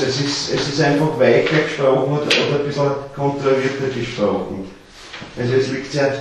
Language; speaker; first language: German; native; German